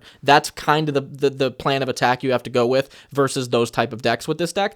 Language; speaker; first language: English; native; English